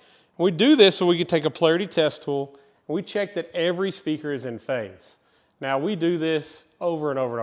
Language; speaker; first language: English; native; English